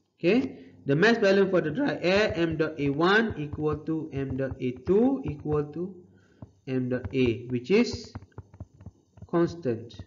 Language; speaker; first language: English; non-native, local second language; Malay